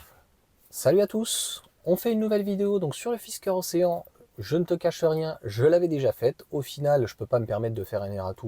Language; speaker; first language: French; native; French